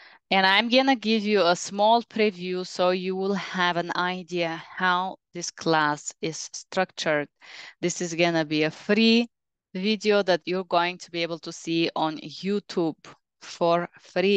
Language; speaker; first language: English; non-native, fluent; Bulgarian